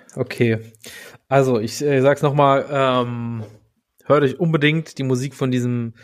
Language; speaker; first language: German; native; German